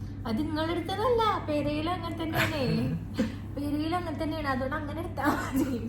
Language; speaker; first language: Malayalam; native; Malayalam